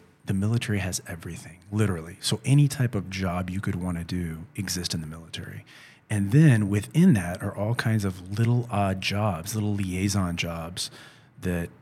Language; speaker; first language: English; native; English